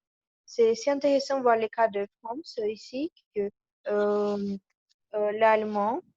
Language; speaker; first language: French; non-native, learner; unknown